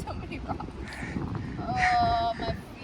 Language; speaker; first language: English; native; English